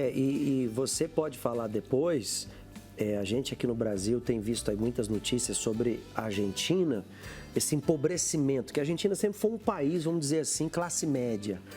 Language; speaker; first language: Portuguese; native; Portuguese